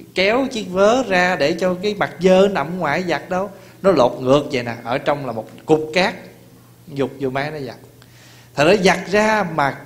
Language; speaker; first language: Vietnamese; early bilingual, heritage; Vietnamese